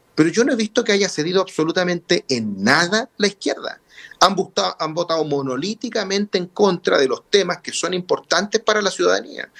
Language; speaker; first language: Spanish; native; Spanish